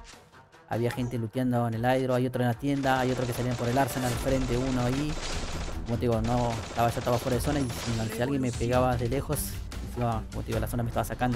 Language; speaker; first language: Spanish; native; Spanish